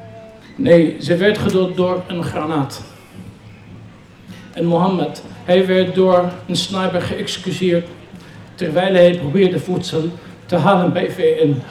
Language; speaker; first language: Dutch; non-native, fluent; Arabic